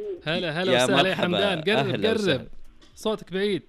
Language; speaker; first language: Arabic; native; Arabic